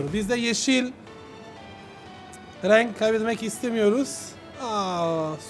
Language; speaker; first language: Turkish; non-native, learner; Italian